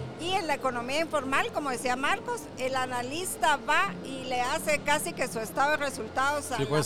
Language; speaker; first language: Spanish; native; Spanish